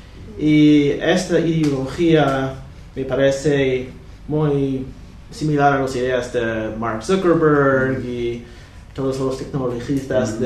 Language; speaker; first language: Spanish; non-native, fluent; English